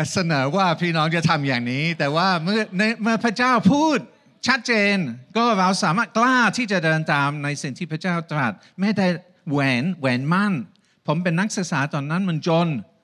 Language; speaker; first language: Thai; non-native, fluent; English